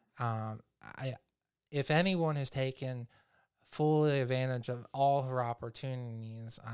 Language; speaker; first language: English; native; English